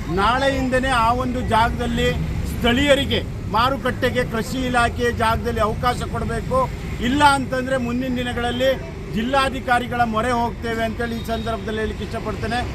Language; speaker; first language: Kannada; native; Kannada